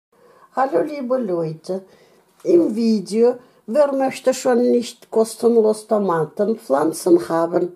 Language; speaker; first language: German; non-native, fluent; Russian